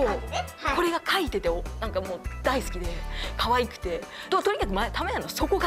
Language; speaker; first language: Japanese; native; Japanese